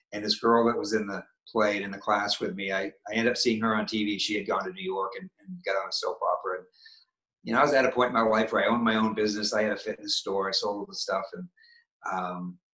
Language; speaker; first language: English; native; English